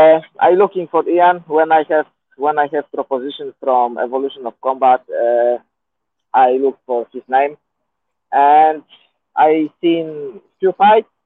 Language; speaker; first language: English; non-native, learner; Polish